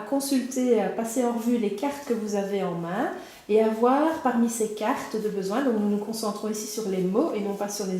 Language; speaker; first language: French; native; French